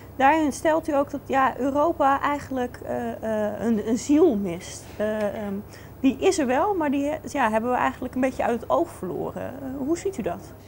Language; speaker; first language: Dutch; native; Dutch